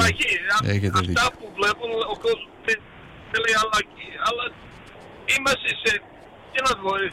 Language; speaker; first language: Greek; early bilingual, heritage; Greek